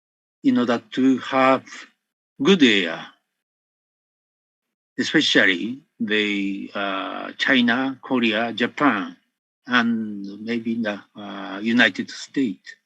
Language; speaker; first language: English; non-native, fluent; Japanese